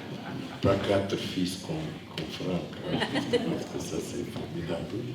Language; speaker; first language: French; non-native, fluent; Hungarian